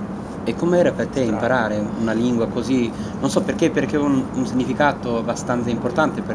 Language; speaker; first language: Italian; non-native, fluent; English